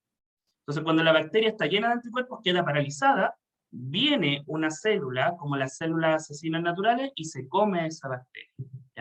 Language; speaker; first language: Spanish; native; Spanish